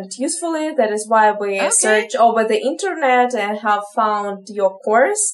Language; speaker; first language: English; non-native, fluent; Ukrainian